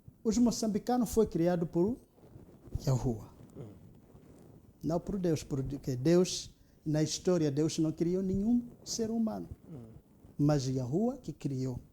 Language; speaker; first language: Portuguese; non-native, local second language; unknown